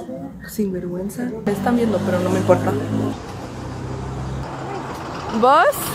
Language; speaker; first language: Spanish; early bilingual, heritage; Spanish